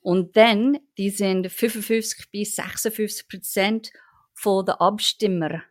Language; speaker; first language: German; non-native, fluent; English